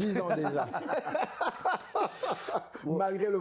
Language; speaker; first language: French; native; French